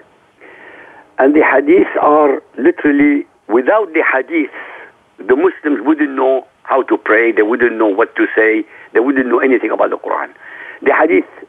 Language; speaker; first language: English; non-native, fluent; Arabic